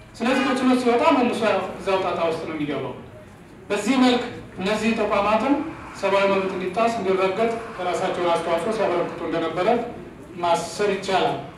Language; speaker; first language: Amharic; native; Amharic